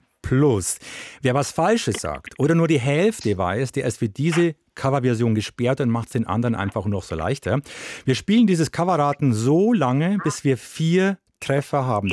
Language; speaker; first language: German; native; German